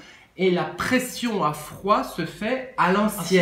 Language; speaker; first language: French; native; French